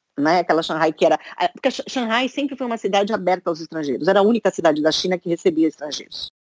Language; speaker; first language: Portuguese; native; Portuguese